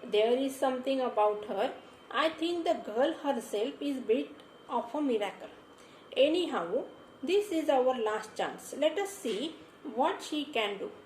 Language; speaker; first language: English; non-native, local second language; Marathi